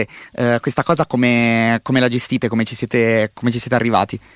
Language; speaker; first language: Italian; native; Italian